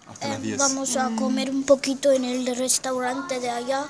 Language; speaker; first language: Spanish; early bilingual, heritage; Spanish